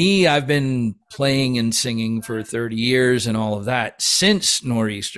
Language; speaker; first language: English; native; English